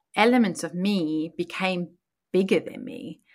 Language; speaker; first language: English; native; English